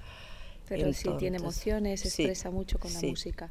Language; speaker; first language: Spanish; native; Spanish